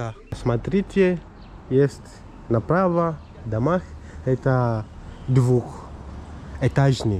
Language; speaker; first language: Russian; non-native, learner; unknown